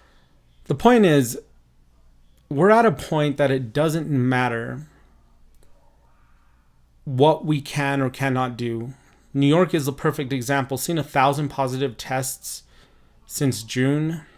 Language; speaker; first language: English; native; English